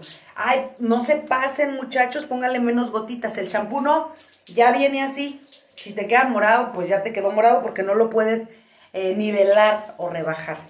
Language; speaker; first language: Spanish; native; Spanish